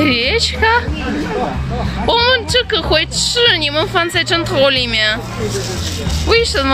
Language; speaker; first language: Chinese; non-native, learner; Russian